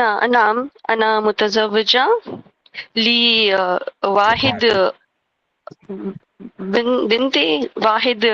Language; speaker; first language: Arabic; non-native, learner; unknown